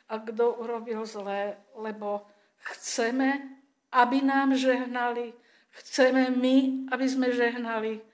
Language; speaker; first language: Slovak; non-native, local second language; German